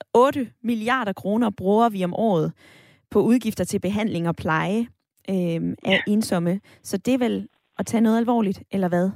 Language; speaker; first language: Danish; native; Danish